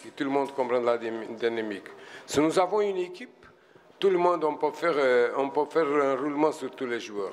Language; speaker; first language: French; non-native, fluent; Portuguese